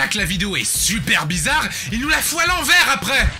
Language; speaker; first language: French; native; French